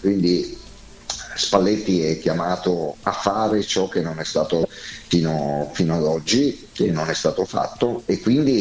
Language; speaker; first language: Italian; native; Italian